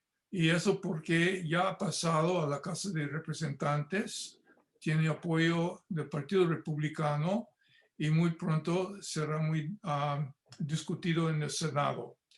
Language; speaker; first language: Spanish; non-native, fluent; English